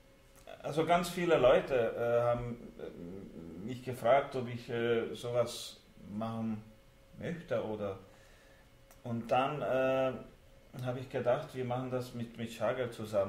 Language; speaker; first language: German; non-native, fluent; Hungarian